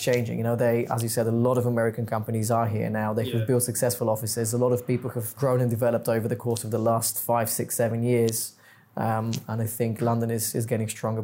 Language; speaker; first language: English; non-native, fluent; Bulgarian